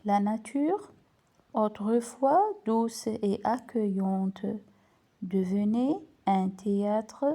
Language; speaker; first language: French; non-native, local second language; Arabic